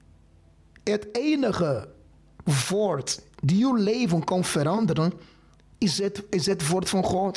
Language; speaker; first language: Dutch; non-native, fluent; Portuguese